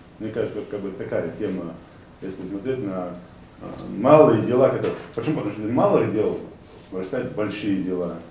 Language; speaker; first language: Russian; non-native, local second language; Ingush